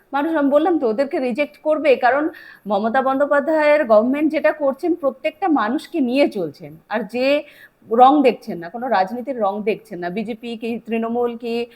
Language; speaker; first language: Bangla; native; Bangla